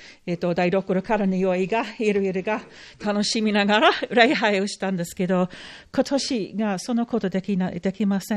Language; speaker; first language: Japanese; non-native, fluent; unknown